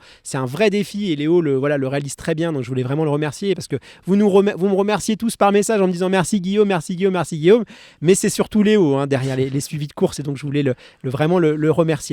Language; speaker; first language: French; native; French